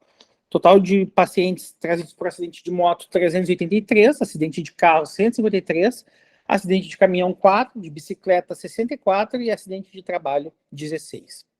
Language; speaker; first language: Portuguese; native; Portuguese